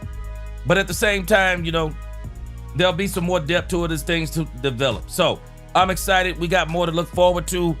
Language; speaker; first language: English; native; English